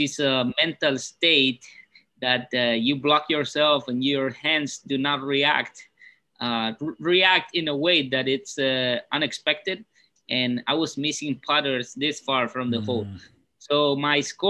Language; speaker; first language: English; non-native, fluent; Spanish